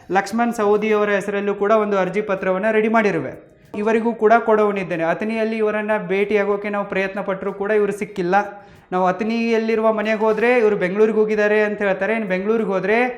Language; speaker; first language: Kannada; native; Kannada